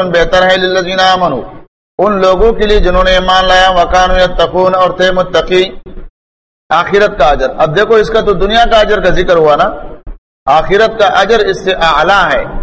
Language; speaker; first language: Urdu; non-native, local second language; Pashto